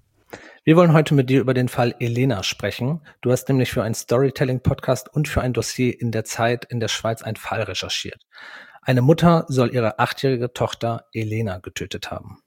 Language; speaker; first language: German; native; German